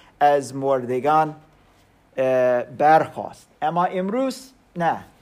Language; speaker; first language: Persian; non-native, learner; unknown